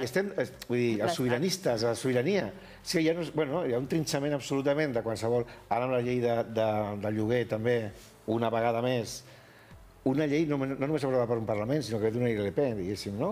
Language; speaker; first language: Catalan; native; Catalan